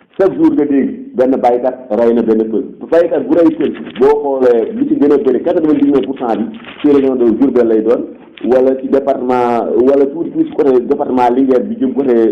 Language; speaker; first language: Wolof; non-native, local second language; Fula